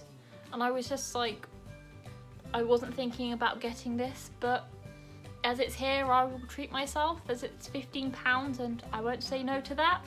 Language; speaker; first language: English; native; English